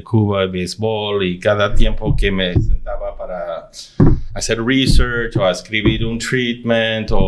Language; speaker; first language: Spanish; early bilingual, heritage; English